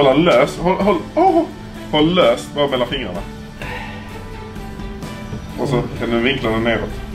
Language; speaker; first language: Swedish; native; Swedish